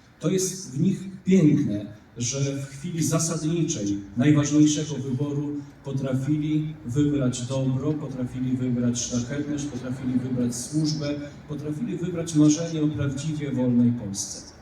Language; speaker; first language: Polish; native; Polish